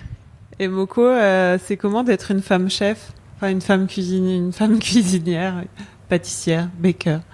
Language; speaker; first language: French; native; French